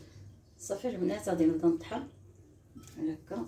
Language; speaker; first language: Arabic; native; Arabic